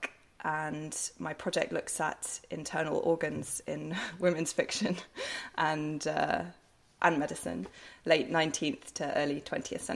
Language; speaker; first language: English; native; English